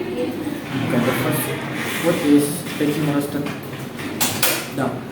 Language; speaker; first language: English; non-native, learner; Indonesian